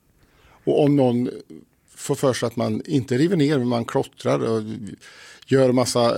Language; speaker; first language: Swedish; native; Swedish